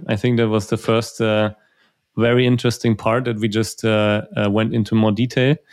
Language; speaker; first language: English; non-native, fluent; German